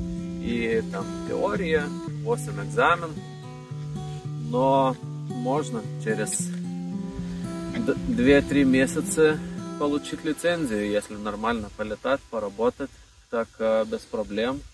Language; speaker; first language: Russian; non-native, fluent; Lithuanian